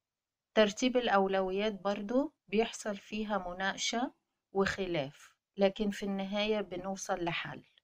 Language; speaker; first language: Arabic; native; Arabic